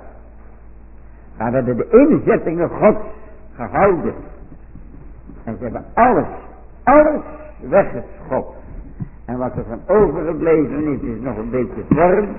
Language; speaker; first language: Dutch; native; Dutch